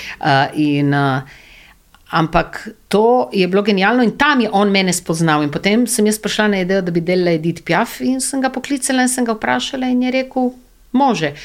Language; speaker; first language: Slovenian; native; Slovenian